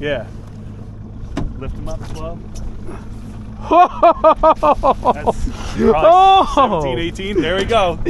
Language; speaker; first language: English; native; English